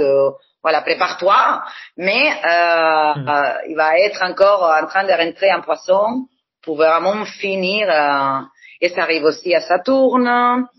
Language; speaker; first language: French; non-native, fluent; Spanish